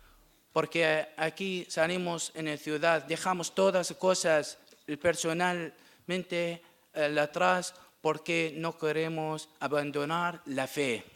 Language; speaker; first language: Spanish; non-native, learner; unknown